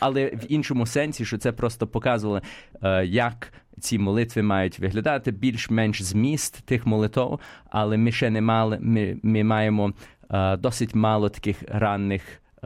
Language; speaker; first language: Ukrainian; early bilingual, heritage; Ukrainian